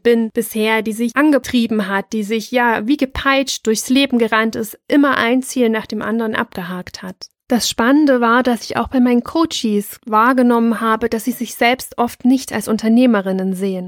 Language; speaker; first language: German; native; German